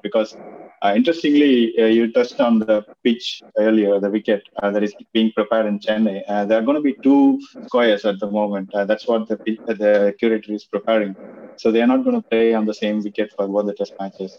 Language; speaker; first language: English; non-native, local second language; Tamil